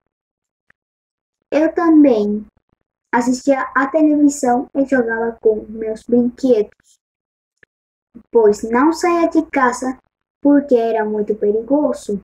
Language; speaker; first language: Portuguese; early bilingual, other home language; Spanish